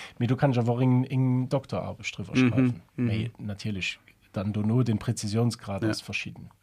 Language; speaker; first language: Luxembourgish; early bilingual, other home language; German